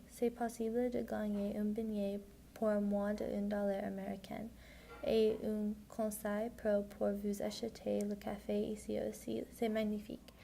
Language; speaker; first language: French; non-native, learner; English